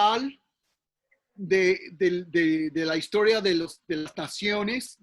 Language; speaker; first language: Spanish; early bilingual, heritage; English